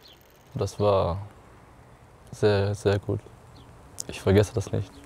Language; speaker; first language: German; non-native, learner; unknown